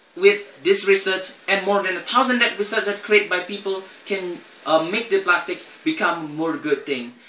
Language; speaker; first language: English; non-native, learner; Indonesian